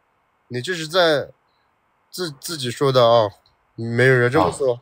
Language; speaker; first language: Chinese; native; Chinese